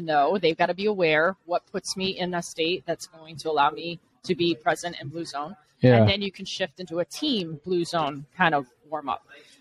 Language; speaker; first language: English; native; English